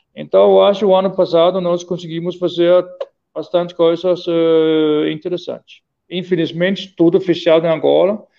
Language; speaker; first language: Portuguese; non-native, fluent; Danish